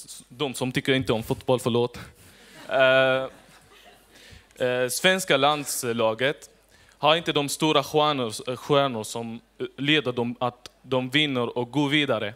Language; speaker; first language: Swedish; non-native, fluent; Arabic